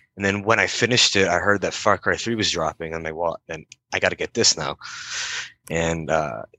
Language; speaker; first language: English; native; English